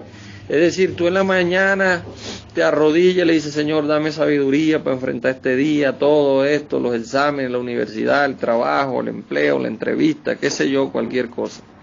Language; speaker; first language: Spanish; native; Spanish